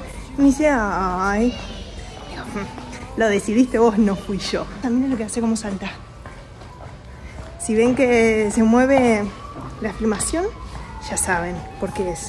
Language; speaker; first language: Spanish; native; Spanish